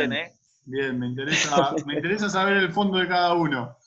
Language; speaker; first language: Spanish; native; Spanish